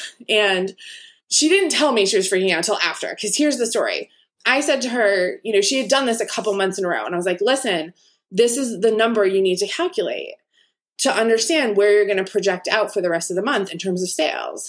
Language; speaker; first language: English; native; English